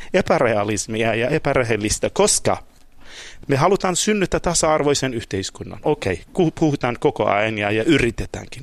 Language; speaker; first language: Finnish; non-native, fluent; Kurdish